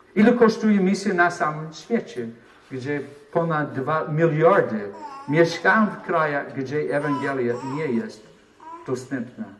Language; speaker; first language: Polish; non-native, fluent; English